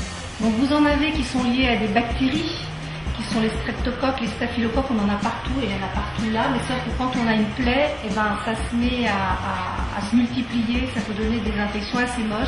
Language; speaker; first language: French; native; French